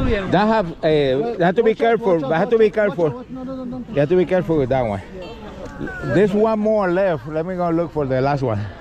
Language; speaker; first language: English; non-native, fluent; Spanish